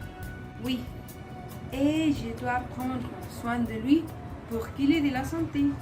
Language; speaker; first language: French; non-native, learner; Spanish